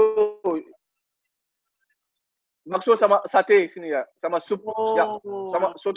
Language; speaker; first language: Indonesian; non-native, learner; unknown